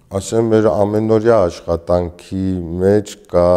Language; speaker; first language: Armenian; native; Armenian